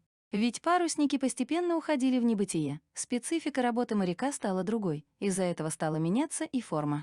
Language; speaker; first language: Russian; native; Russian